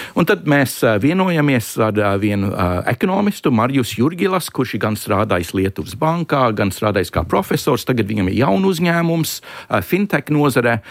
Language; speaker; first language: Latvian; early bilingual, heritage; Latvian